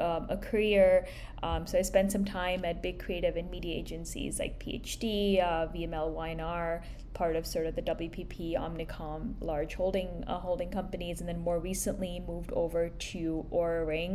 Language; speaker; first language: English; non-native, local second language; Hindi